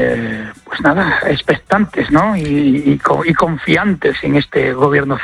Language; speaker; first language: Spanish; native; Spanish